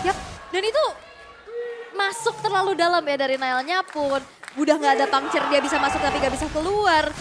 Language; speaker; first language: Indonesian; native; Indonesian